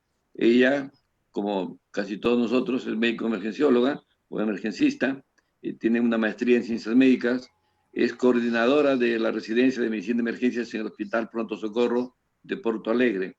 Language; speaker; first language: Spanish; native; Spanish